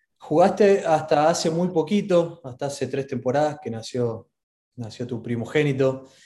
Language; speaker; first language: Spanish; native; Spanish